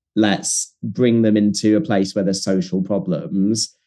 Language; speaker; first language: English; native; English